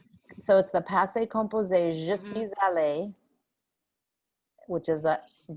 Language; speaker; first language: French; non-native, fluent; English